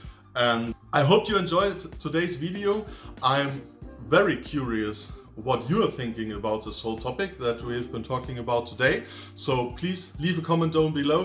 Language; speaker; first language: English; non-native, fluent; German